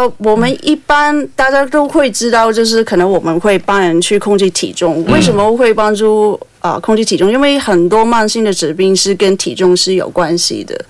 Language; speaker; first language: Chinese; non-native, local second language; Cantonese